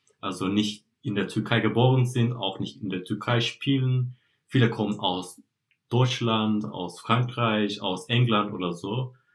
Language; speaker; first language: German; non-native, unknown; Turkish